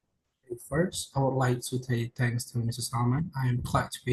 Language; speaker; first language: English; non-native, learner; Indonesian